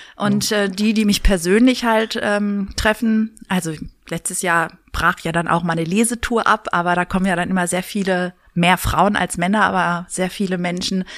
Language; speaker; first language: German; early bilingual, other home language; Greek